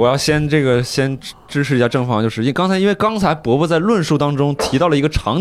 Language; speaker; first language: Chinese; native; Chinese